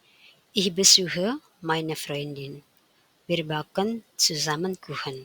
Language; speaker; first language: German; non-native, fluent; Indonesian